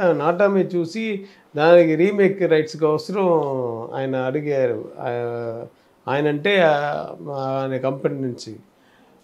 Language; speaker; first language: Telugu; non-native, learner; Tamil